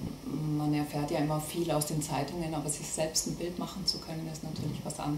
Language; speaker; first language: German; native; German